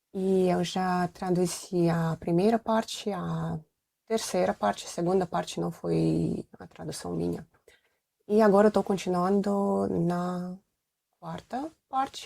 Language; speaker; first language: Portuguese; non-native, fluent; Russian